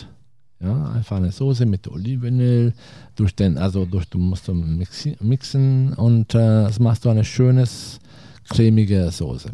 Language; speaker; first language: German; non-native, fluent; Italian